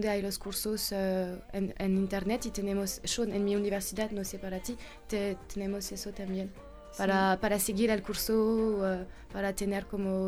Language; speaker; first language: Spanish; non-native, learner; French